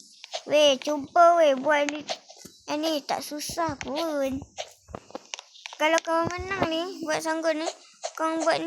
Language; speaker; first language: Malay; native; Malay